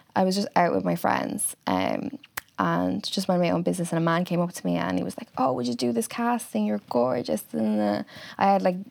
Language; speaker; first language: English; native; English